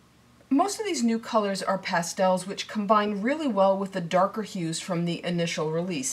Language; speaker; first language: English; native; English